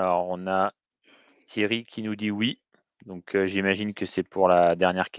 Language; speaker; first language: French; native; French